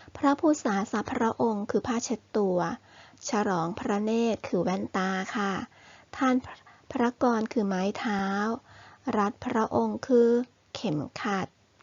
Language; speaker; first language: Thai; native; Thai